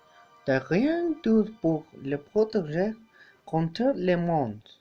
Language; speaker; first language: French; non-native, learner; Spanish